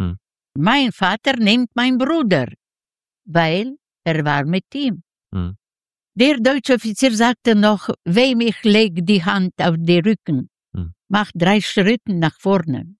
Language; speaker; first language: German; non-native, learner; Russian